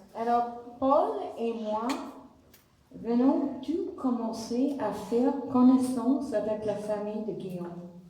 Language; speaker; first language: French; non-native, learner; English